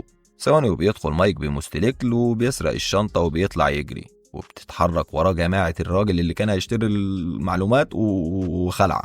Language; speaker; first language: Arabic; native; Arabic